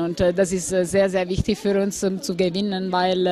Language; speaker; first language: German; non-native, fluent; Italian